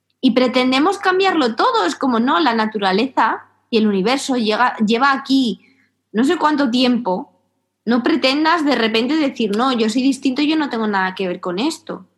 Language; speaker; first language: Spanish; native; Spanish